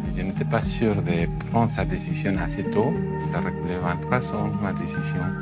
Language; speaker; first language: French; non-native, fluent; Spanish